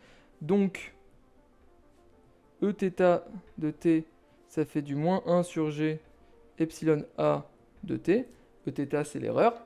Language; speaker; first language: French; native; French